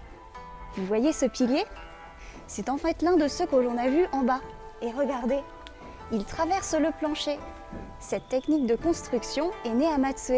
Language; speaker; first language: French; native; French